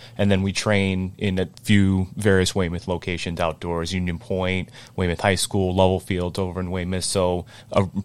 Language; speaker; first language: English; native; English